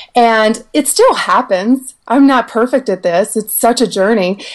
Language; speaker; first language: English; native; English